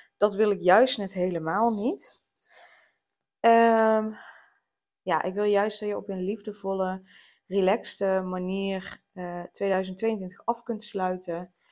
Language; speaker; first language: Dutch; native; Dutch